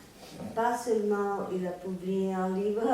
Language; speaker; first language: French; non-native, fluent; Serbian